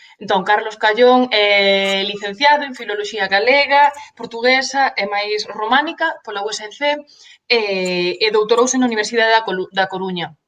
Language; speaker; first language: Galician; native; Galician